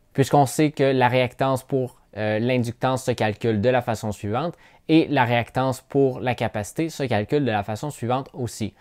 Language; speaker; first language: French; native; French